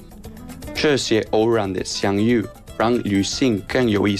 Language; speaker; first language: Chinese; non-native, learner; Spanish